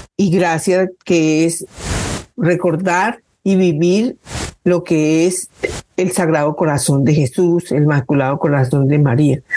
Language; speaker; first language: Spanish; native; Spanish